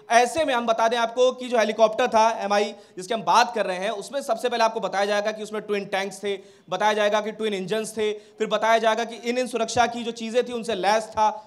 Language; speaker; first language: Hindi; native; Hindi